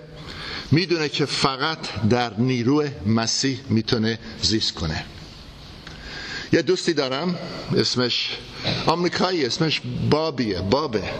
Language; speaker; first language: Persian; non-native, fluent; English